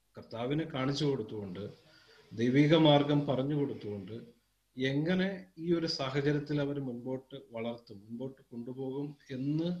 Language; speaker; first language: Malayalam; early bilingual, heritage; German